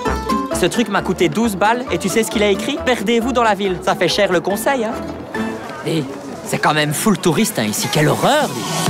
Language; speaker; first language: French; native; French